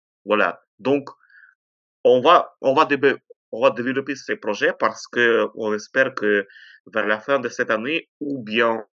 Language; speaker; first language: French; non-native, fluent; Ukrainian